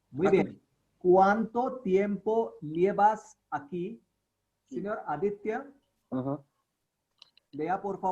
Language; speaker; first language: Spanish; non-native, fluent; Hindi